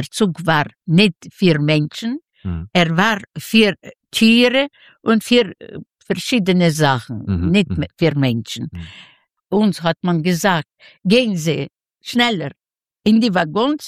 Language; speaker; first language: German; non-native, learner; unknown